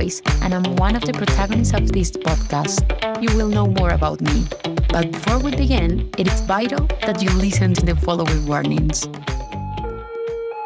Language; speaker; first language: English; non-native, fluent; Spanish